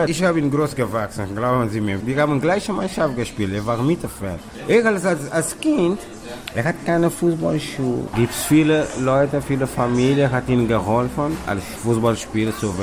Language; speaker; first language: German; non-native, learner; Kabuverdianu